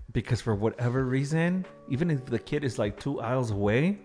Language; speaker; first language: English; early bilingual, other home language; Spanish